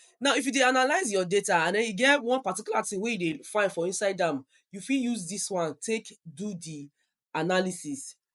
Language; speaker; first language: Nigerian Pidgin; non-native, local second language; Yoruba